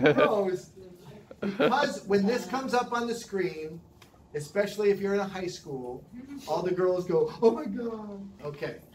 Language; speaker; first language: English; native; English